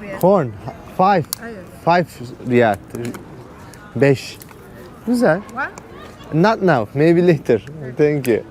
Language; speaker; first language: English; non-native, learner; Turkish